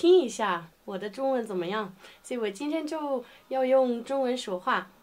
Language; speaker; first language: Chinese; non-native, fluent; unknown